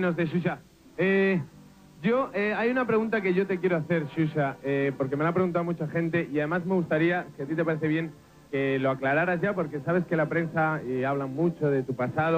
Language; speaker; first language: Spanish; native; Spanish